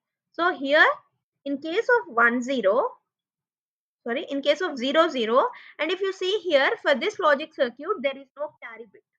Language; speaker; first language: English; non-native, local second language; Telugu